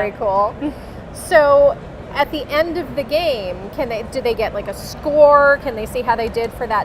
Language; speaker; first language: English; native; English